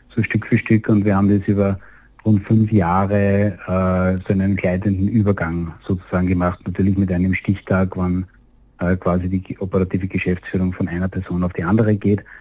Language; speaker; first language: German; native; German